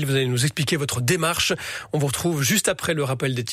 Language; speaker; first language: French; native; French